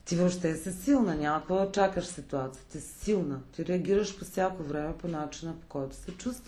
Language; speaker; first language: Bulgarian; native; Bulgarian